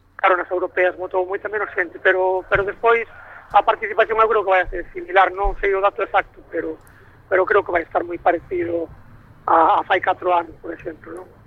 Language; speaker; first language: Galician; non-native, local second language; Spanish